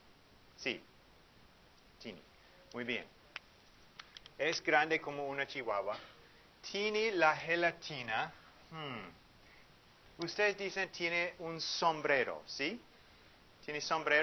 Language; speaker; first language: Spanish; non-native, fluent; English